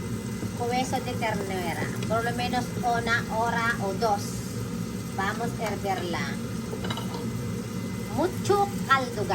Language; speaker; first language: Spanish; non-native, learner; Filipino